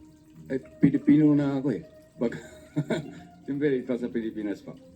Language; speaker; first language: Filipino; non-native, local second language; Chinese